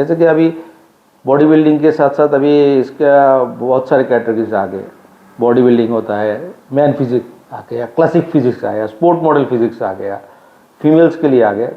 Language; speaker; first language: Hindi; non-native, local second language; Bangla